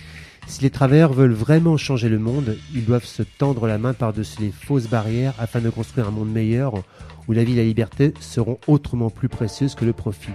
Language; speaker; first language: French; native; French